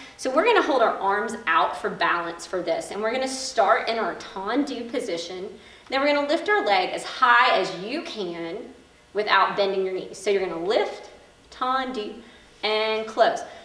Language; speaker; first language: English; native; English